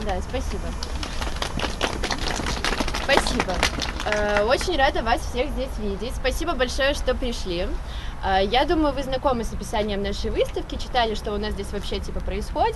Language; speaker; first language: Russian; native; Russian